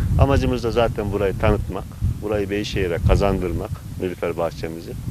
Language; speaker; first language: Turkish; native; Turkish